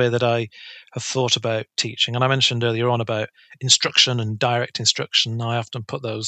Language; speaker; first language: English; native; English